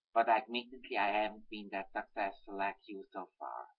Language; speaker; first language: English; non-native, fluent; Swiss German